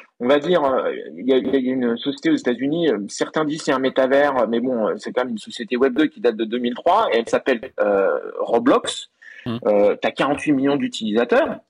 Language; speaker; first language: French; native; French